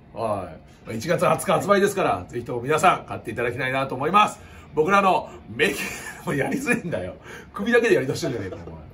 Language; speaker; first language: Japanese; native; Japanese